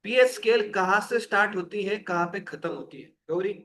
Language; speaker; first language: Hindi; non-native, local second language; Marathi